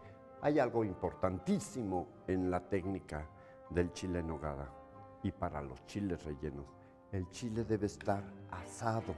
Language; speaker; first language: Spanish; native; Spanish